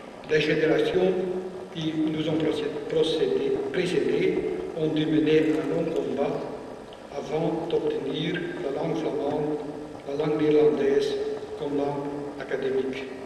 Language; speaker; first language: French; non-native, fluent; Dutch